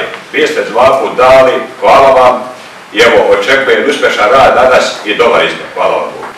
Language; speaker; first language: Croatian; native; Croatian